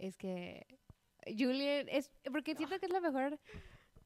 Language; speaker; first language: Spanish; native; Spanish